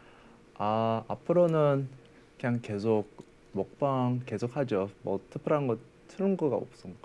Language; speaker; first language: Korean; early bilingual, heritage; English